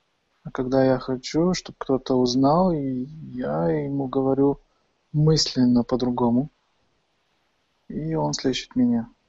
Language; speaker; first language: Russian; non-native, fluent; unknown